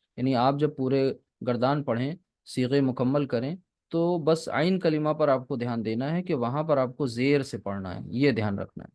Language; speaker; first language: Urdu; native; Urdu